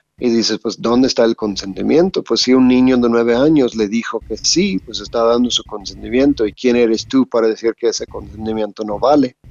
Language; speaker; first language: Spanish; non-native, fluent; English